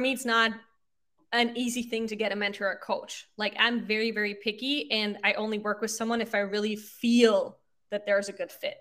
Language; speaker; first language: English; non-native, fluent; German